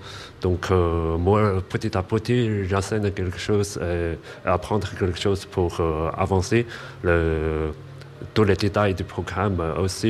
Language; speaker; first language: French; non-native, learner; Chinese